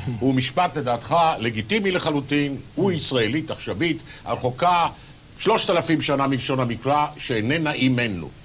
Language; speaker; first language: Hebrew; native; Hebrew